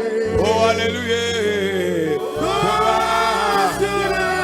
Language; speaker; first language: French; non-native, local second language; Ewe